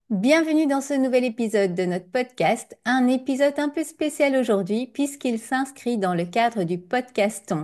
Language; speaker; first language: French; native; French